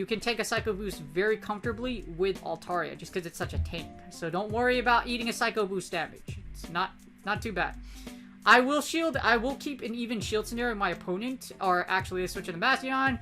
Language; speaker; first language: English; native; English